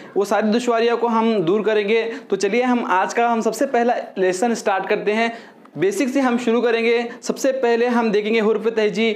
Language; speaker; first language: Hindi; native; Hindi